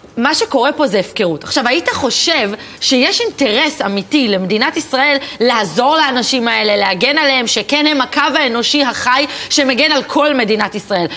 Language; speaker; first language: Hebrew; native; Hebrew